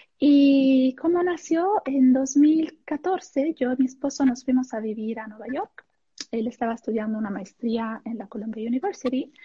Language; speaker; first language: Spanish; non-native, fluent; Italian